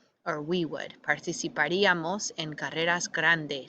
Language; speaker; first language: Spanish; non-native, fluent; English